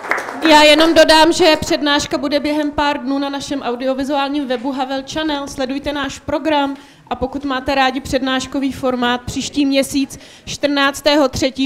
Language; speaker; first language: Czech; native; Czech